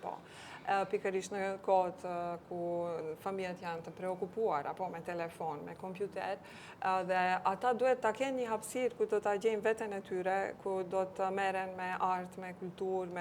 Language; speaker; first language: Albanian; native; Albanian